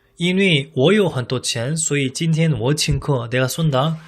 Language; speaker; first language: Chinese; non-native, fluent; Korean